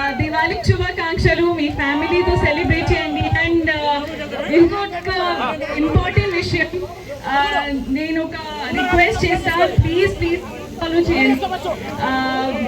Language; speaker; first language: Telugu; non-native, learner; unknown